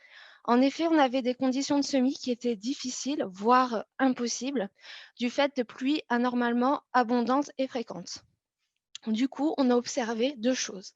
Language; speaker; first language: French; native; French